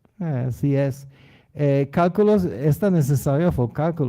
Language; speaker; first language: Spanish; non-native, learner; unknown